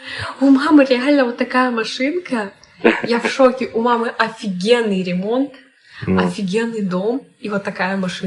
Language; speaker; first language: Russian; native; Russian